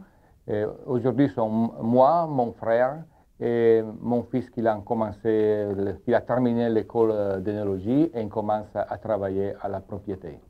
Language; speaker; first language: French; non-native, learner; Italian